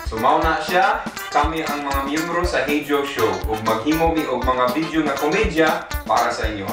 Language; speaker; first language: Cebuano; non-native, fluent; English